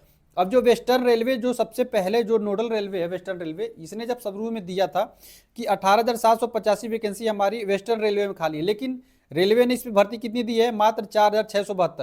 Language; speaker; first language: Hindi; native; Hindi